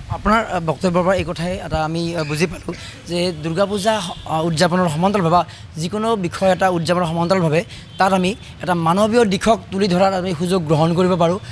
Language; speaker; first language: Assamese; native; Assamese